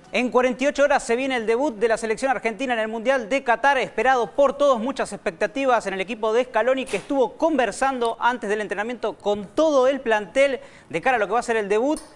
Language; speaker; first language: Spanish; native; Spanish